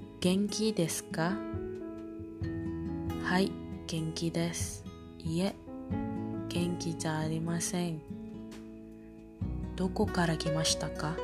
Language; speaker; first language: Japanese; non-native, learner; Indonesian